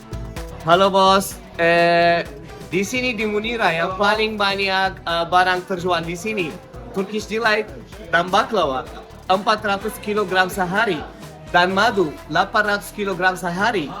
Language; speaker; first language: Indonesian; non-native, learner; Turkish